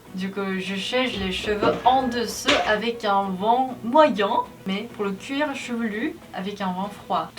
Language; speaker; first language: French; non-native, learner; Korean